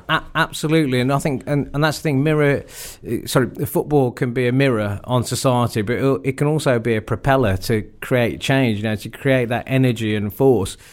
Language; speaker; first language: English; native; English